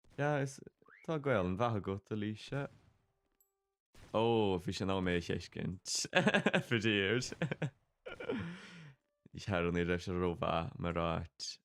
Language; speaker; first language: Irish; non-native, local second language; English